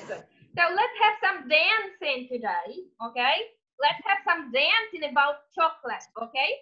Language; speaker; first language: English; non-native, fluent; Russian